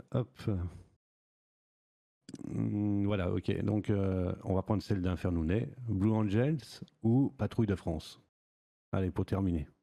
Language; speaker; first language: French; native; French